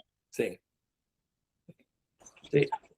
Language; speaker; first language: Spanish; non-native, learner; English